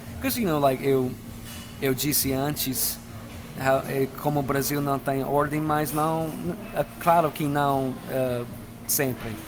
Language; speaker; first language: Portuguese; non-native, fluent; English